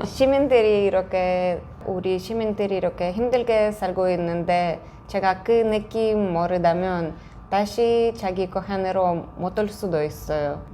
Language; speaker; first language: Korean; non-native, fluent; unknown